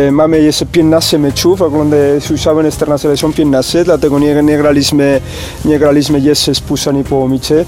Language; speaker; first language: Polish; non-native, learner; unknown